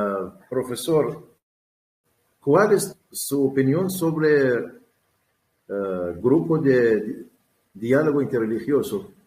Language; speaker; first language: Spanish; non-native, learner; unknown